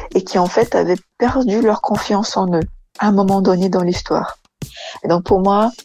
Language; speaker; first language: French; non-native, fluent; Portuguese